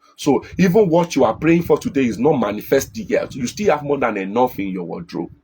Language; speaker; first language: English; non-native, local second language; Yoruba